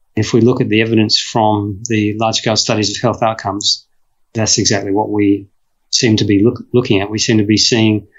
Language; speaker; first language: English; native; English